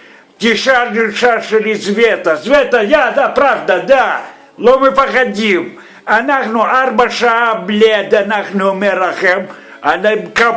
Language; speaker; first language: Hebrew; non-native, learner; Russian